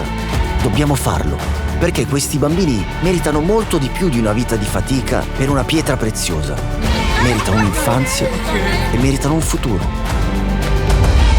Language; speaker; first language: Italian; native; Italian